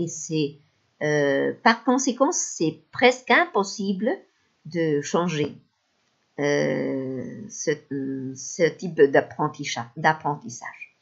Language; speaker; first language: French; non-native, fluent; Spanish